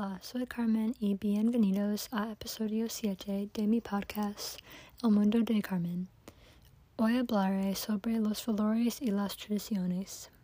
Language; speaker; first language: Spanish; non-native, learner; English